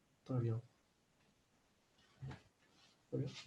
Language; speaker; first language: French; non-native, fluent; Spanish